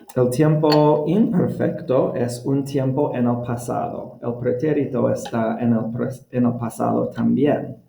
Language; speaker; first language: Spanish; non-native, fluent; English